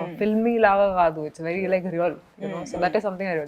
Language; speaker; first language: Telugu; non-native, local second language; Hindi